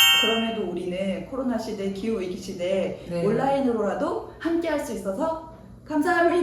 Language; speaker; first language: Korean; native; Korean